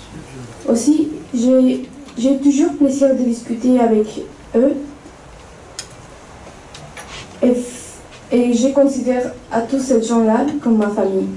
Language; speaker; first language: French; non-native, fluent; Spanish